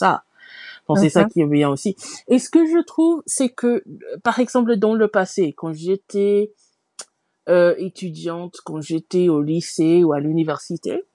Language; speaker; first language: French; non-native, fluent; English